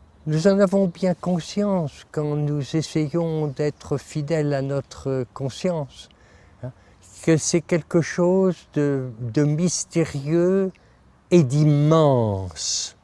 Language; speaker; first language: French; native; French